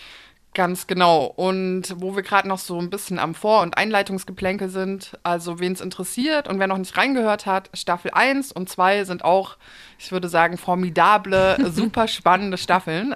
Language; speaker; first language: German; native; German